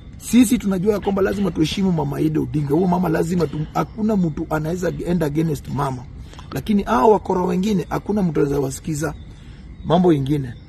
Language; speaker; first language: Swahili; non-native, local second language; Luo (Kenya and Tanzania)